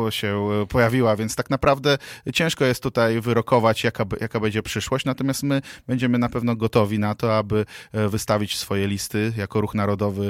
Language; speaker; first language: Polish; native; Polish